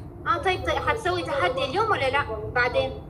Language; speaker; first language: Arabic; native; Arabic